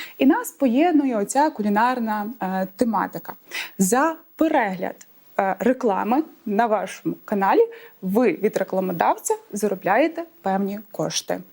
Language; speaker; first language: Ukrainian; native; Ukrainian